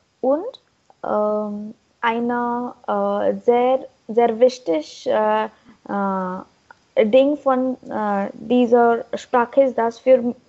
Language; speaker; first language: German; non-native, learner; Marathi